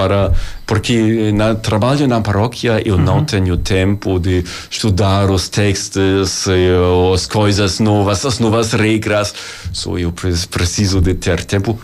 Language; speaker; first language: Portuguese; non-native, learner; German